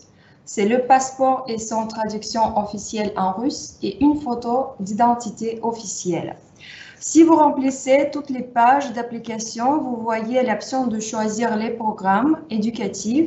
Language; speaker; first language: French; non-native, fluent; Russian